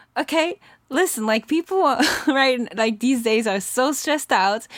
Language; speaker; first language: English; early bilingual, other home language; Japanese